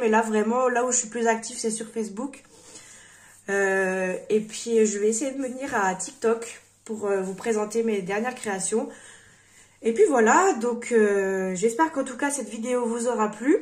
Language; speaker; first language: French; native; French